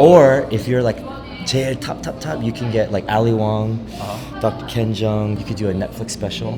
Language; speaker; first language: English; early bilingual, other home language; Korean